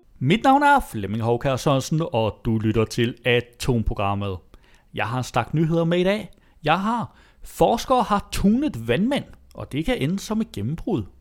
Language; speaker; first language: Danish; native; Danish